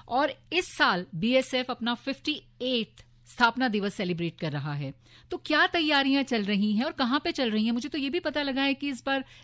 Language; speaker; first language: Hindi; native; Hindi